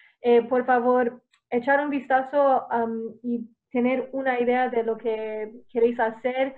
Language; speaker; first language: Spanish; non-native, fluent; English